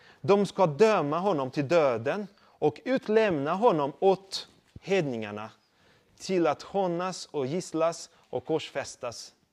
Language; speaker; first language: Swedish; non-native, fluent; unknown